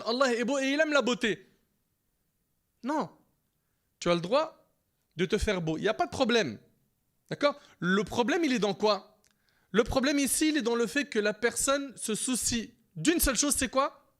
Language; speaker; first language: French; native; French